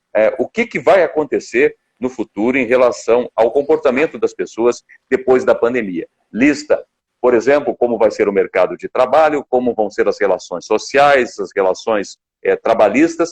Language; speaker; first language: Portuguese; native; Portuguese